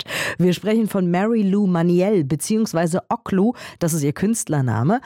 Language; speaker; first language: German; native; German